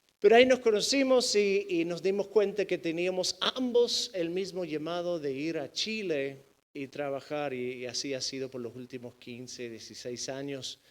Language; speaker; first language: Spanish; non-native, fluent; English